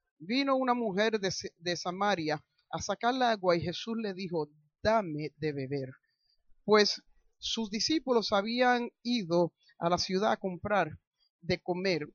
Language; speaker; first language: Spanish; early bilingual, heritage; Spanish